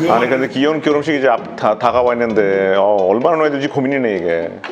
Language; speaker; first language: Korean; non-native, fluent; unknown